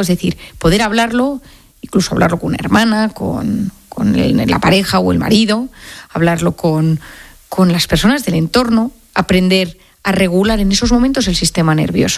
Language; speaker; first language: Spanish; native; Spanish